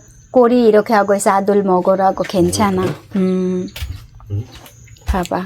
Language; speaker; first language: Korean; non-native, learner; Bangla